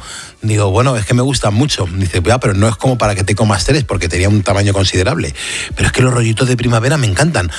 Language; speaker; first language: Spanish; native; Spanish